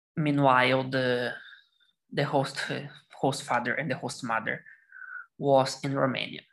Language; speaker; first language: English; non-native, learner; Portuguese